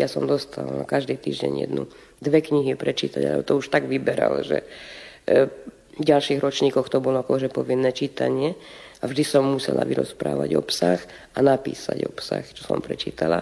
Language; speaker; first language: Slovak; early bilingual, heritage; Slovak